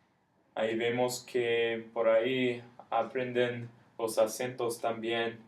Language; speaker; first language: Spanish; non-native, fluent; English